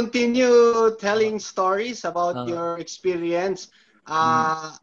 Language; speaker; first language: English; non-native, local second language; Filipino